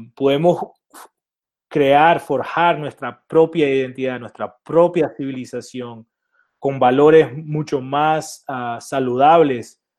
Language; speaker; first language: Spanish; early bilingual, heritage; Spanish